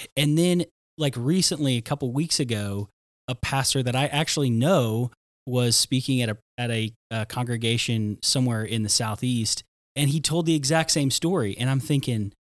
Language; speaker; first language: English; native; English